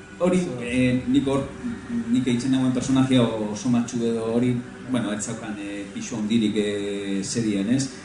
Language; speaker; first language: Basque; non-native, local second language; Spanish